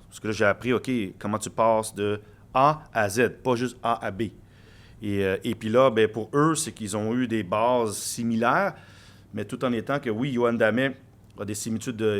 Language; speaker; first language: French; native; French